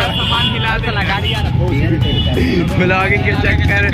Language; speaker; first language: Hindi; native; Hindi